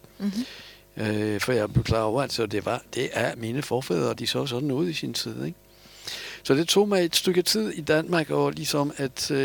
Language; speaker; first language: Danish; non-native, fluent; Polish